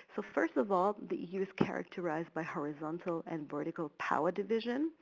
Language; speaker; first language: English; non-native, fluent; German